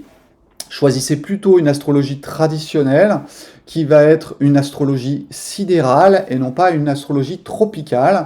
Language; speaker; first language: French; native; French